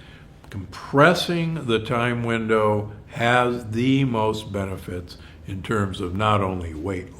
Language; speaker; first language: English; native; English